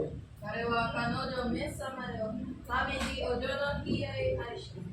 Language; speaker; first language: Japanese; non-native, learner; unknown